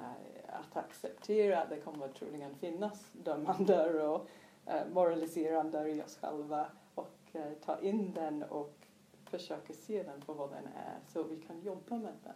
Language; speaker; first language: Swedish; non-native, fluent; English